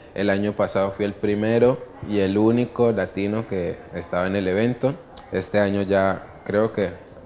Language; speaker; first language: Spanish; early bilingual, other home language; Italian